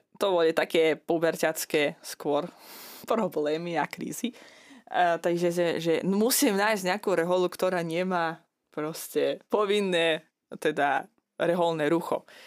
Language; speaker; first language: Slovak; non-native, fluent; Azerbaijani